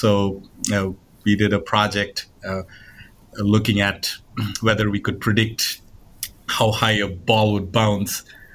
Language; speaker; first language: English; non-native, local second language; Tamil